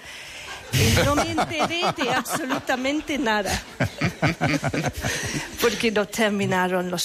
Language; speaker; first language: Spanish; non-native, fluent; English